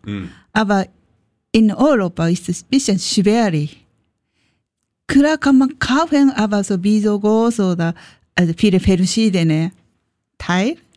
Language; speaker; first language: German; non-native, learner; Japanese